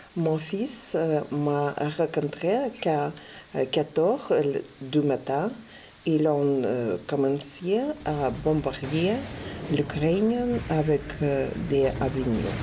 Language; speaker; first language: French; non-native, learner; Ukrainian